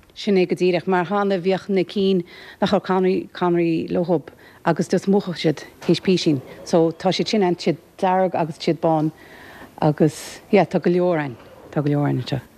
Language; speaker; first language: Irish; native; Irish